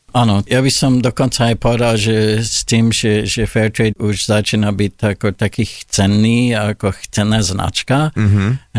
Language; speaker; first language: Slovak; non-native, fluent; English